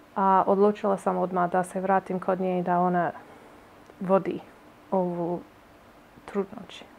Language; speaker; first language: Bosnian; non-native, learner; English